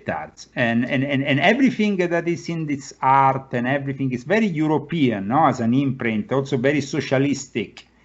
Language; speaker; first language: English; non-native, fluent; Italian